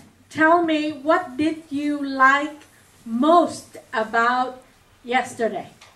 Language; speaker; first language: English; non-native, fluent; Vietnamese